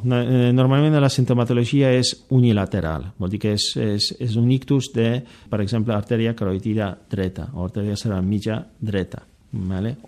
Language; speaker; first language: Catalan; non-native, fluent; Polish